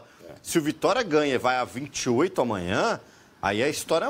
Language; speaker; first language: Portuguese; native; Portuguese